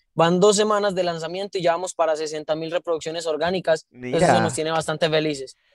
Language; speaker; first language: Spanish; native; Spanish